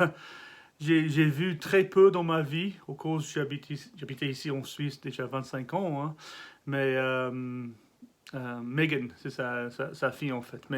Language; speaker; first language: French; non-native, learner; English